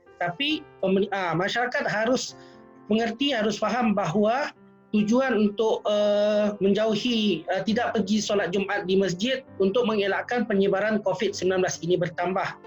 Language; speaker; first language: Indonesian; non-native, local second language; Minangkabau